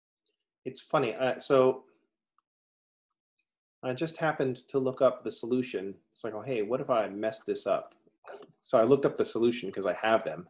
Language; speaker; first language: English; native; English